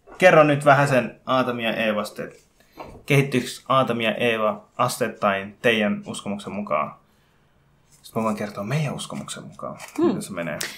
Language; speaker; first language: Finnish; early bilingual, other home language; Bangla